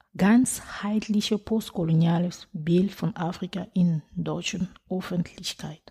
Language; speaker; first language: German; non-native, fluent; French